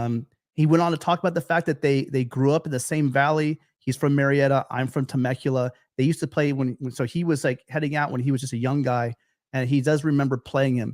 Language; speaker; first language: English; native; English